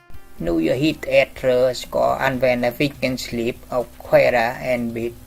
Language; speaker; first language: Swedish; non-native, learner; Vietnamese